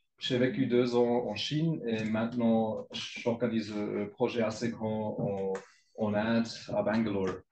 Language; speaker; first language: French; non-native, local second language; German